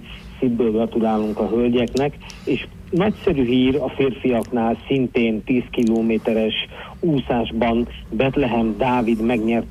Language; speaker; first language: Hungarian; native; Hungarian